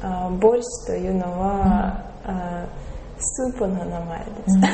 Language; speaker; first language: Japanese; non-native, learner; Russian